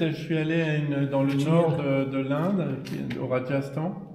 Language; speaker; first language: French; native; French